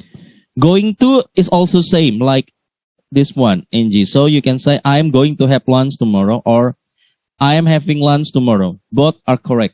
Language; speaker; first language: English; non-native, learner; Indonesian